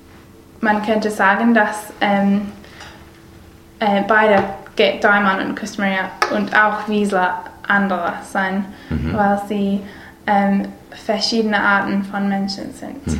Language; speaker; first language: German; non-native, learner; English